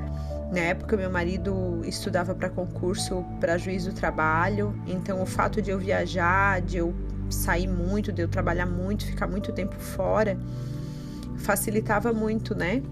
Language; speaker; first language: Portuguese; native; Portuguese